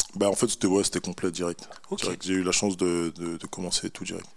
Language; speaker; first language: French; native; French